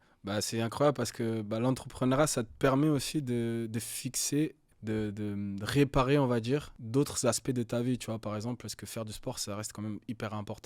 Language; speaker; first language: French; native; French